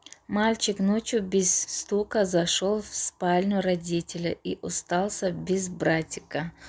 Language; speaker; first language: Russian; non-native, local second language; Tajik